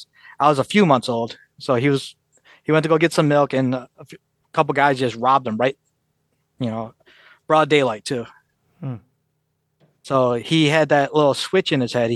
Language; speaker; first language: English; native; English